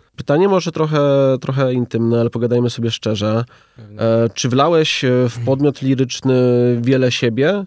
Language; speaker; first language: Polish; native; Polish